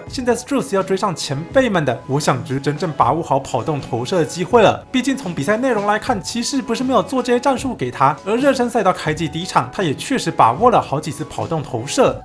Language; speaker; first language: Chinese; native; Chinese